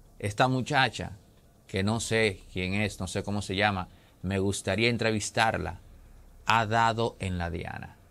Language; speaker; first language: Spanish; native; Spanish